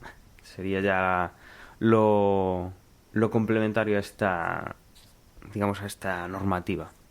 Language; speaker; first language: Spanish; native; Spanish